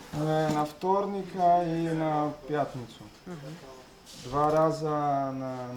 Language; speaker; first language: Russian; non-native, learner; Italian